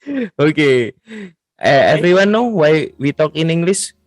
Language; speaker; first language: English; non-native, learner; Indonesian